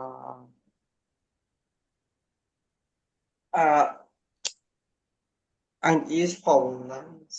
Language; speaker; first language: English; non-native, learner; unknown